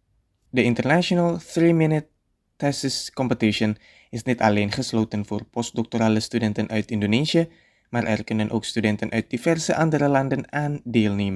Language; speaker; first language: Dutch; non-native, fluent; Indonesian